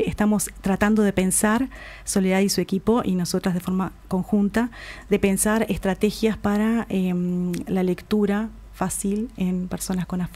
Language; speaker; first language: Spanish; native; Spanish